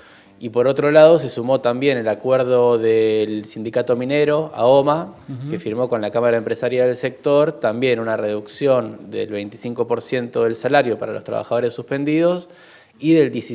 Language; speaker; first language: Spanish; native; Spanish